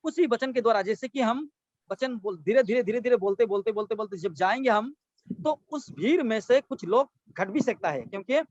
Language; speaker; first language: Hindi; non-native, local second language; Assamese